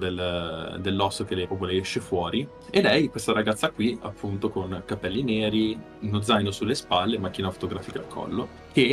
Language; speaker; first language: Italian; native; Italian